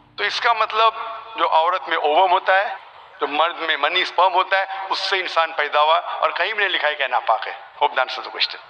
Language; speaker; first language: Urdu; non-native, local second language; Konkani